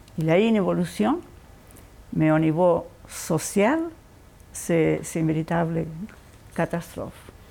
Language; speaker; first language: French; non-native, fluent; Spanish